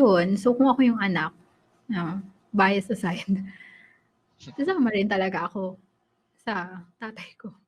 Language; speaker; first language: Filipino; native; Filipino